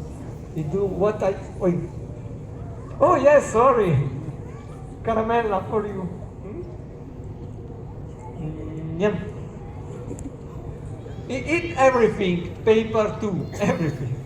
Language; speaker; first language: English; non-native, learner; Italian